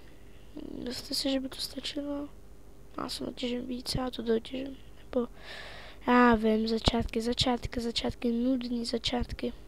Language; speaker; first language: Czech; native; Czech